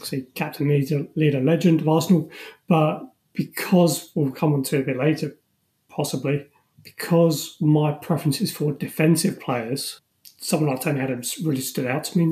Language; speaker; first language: English; native; English